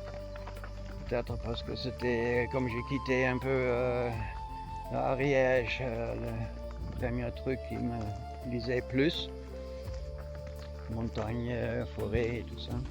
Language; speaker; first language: French; non-native, learner; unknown